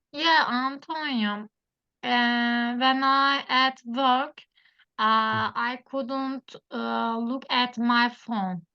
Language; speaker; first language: English; non-native, learner; Turkish